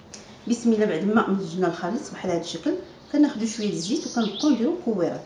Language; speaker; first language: Arabic; native; Arabic